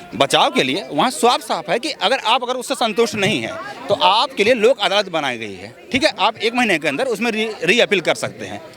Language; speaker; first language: Hindi; native; Hindi